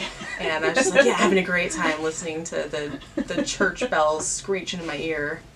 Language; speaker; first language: English; native; English